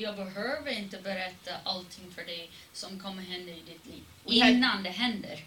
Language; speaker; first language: Swedish; non-native, fluent; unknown